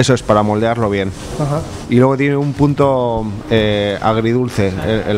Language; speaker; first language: Spanish; native; Spanish